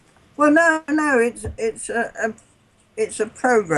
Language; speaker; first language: English; native; English